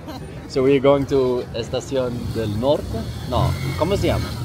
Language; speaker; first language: Spanish; non-native, learner; Swedish